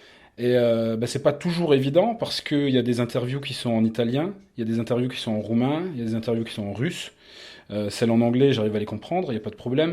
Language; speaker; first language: French; native; French